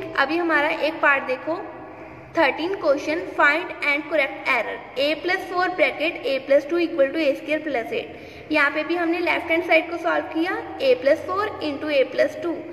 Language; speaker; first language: Hindi; non-native, local second language; Punjabi